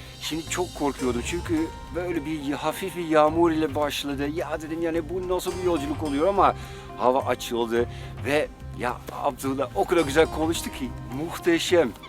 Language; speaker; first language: Turkish; non-native, fluent; Dutch